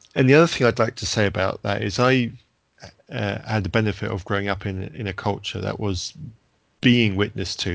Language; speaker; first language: English; native; English